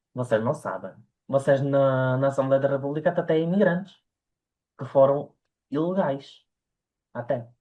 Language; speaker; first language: Portuguese; early bilingual, other home language; Ukrainian